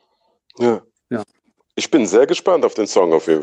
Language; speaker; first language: German; native; German